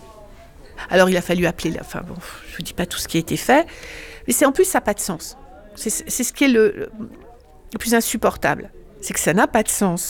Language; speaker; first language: French; native; French